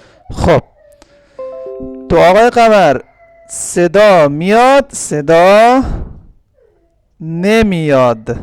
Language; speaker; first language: Persian; non-native, fluent; Urdu